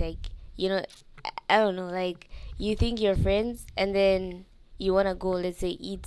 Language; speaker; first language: English; non-native, local second language; Nyanja